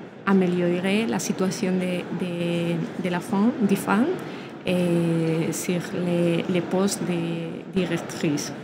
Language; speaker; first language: French; non-native, learner; Spanish